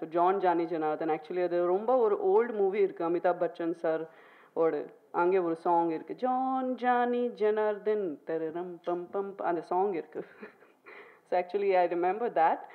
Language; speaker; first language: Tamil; non-native, fluent; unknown